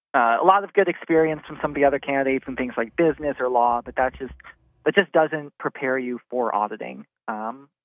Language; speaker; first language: English; native; English